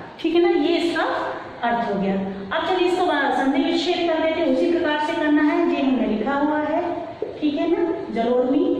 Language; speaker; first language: Hindi; native; Hindi